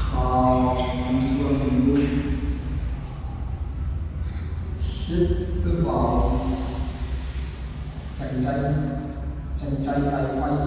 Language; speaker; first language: Vietnamese; non-native, learner; Hindi